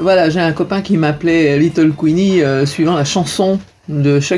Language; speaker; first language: French; native; French